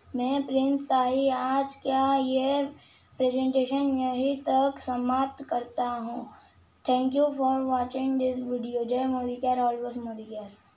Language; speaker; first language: Hindi; non-native, local second language; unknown